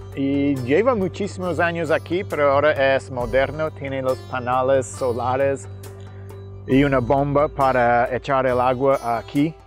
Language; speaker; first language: Spanish; non-native, fluent; English